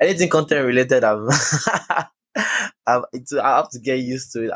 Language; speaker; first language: English; non-native, local second language; Yoruba